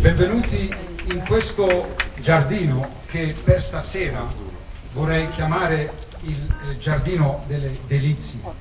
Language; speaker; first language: Italian; non-native, fluent; Dutch